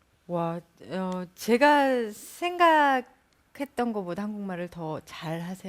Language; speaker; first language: Korean; native; Korean